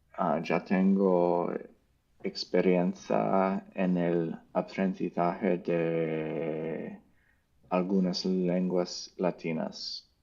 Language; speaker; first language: Spanish; non-native, learner; English